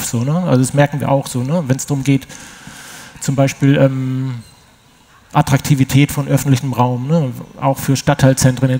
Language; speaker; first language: German; native; German